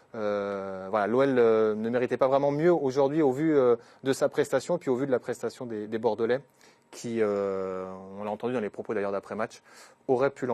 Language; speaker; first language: French; native; French